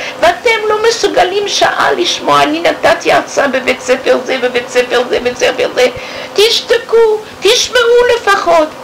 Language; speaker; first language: Hebrew; non-native, fluent; French